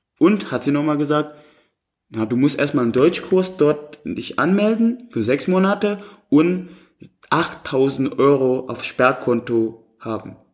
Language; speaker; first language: German; non-native, fluent; Indonesian